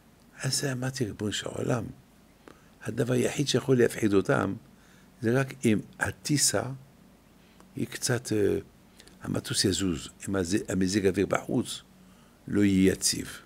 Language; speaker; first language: Hebrew; non-native, fluent; French